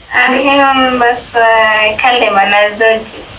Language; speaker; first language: Arabic; non-native, learner; Oromo